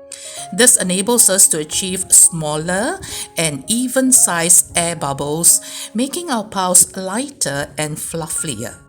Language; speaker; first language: English; native; English